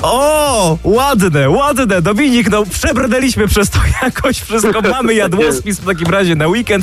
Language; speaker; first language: Polish; native; Polish